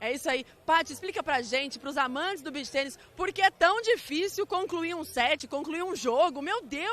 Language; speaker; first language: Portuguese; native; Portuguese